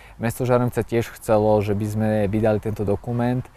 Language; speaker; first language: Slovak; native; Slovak